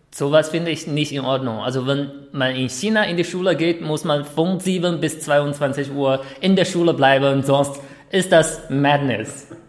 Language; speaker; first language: German; non-native, fluent; Chinese